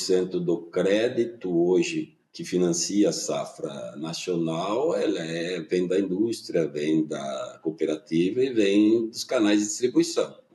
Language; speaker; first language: Portuguese; native; Portuguese